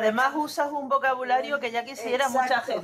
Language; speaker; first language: Spanish; native; Spanish